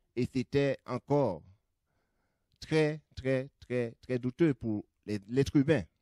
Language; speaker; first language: French; native; French